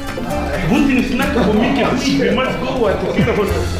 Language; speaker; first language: Swedish; non-native, fluent; Arabic